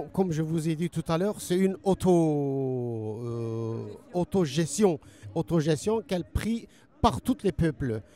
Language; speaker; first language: French; non-native, learner; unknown